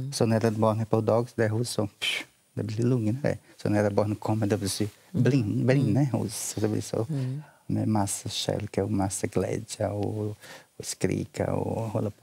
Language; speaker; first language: Swedish; non-native, learner; Portuguese